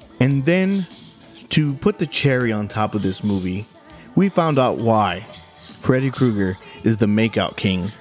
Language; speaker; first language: English; native; English